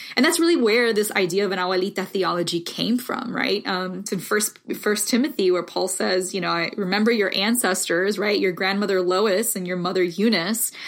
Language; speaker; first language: English; early bilingual, other home language; Spanish